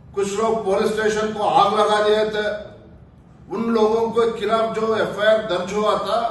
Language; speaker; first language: Hindi; non-native, local second language; Kannada